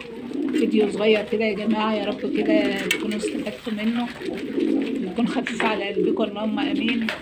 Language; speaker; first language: Arabic; native; Arabic